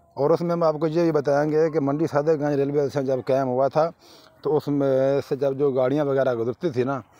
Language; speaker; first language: Urdu; non-native, local second language; Punjabi